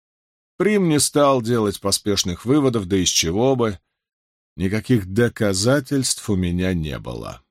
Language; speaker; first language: Russian; native; Russian